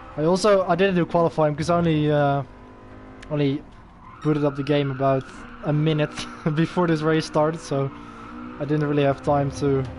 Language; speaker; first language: English; non-native, fluent; Dutch